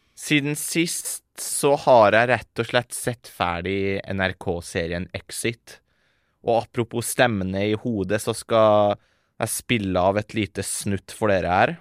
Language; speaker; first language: Norwegian; early bilingual, other home language; Persian